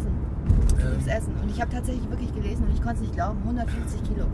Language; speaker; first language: German; early bilingual, other home language; Bosnian